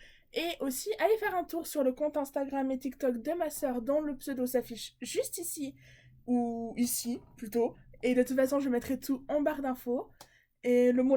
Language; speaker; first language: French; native; French